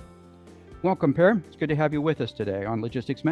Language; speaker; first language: English; native; English